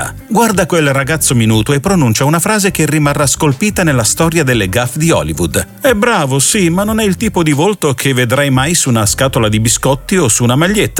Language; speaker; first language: Italian; native; Italian